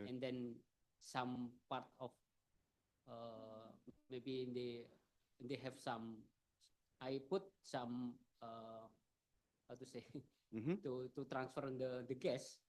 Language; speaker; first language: English; non-native, learner; Indonesian